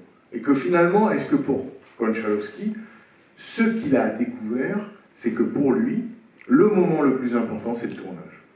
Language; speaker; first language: French; native; French